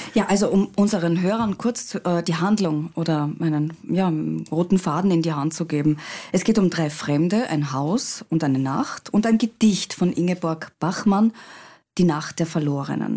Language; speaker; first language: German; native; German